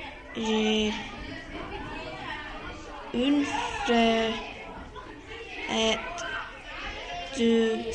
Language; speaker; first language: French; non-native, learner; English